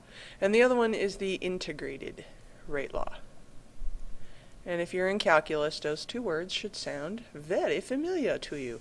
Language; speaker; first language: English; native; English